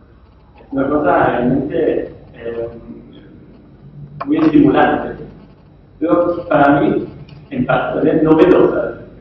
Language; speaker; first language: Spanish; non-native, fluent; Italian